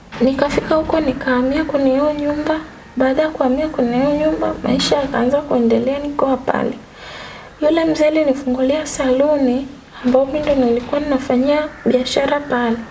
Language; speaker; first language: Swahili; native; Swahili